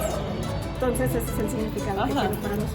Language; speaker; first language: Spanish; native; Spanish